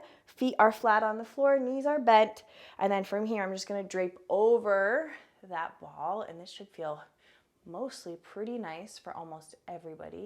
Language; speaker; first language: English; native; English